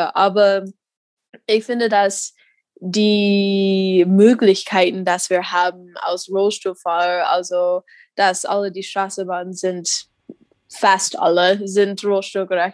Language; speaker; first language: German; non-native, fluent; English